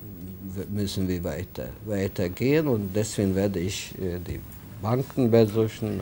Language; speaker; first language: German; non-native, fluent; Hungarian